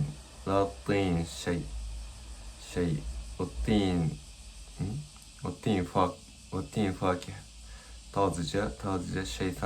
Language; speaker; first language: Arabic; non-native, learner; Japanese